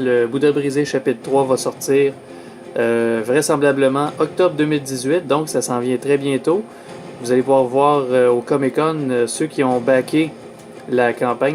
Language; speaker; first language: French; native; French